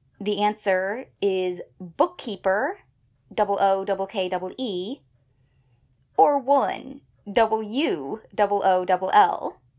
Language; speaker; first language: English; native; English